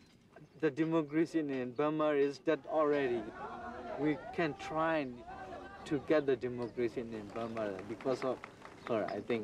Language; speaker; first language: English; non-native, learner; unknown